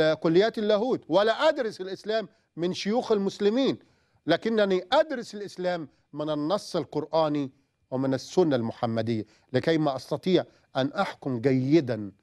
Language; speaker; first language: Arabic; native; Arabic